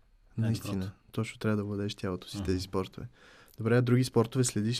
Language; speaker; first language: Bulgarian; native; Bulgarian